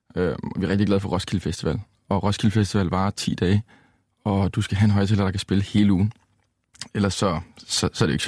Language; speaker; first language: Danish; native; Danish